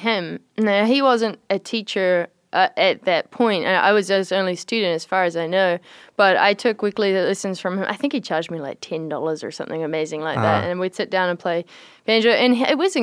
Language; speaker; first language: English; native; English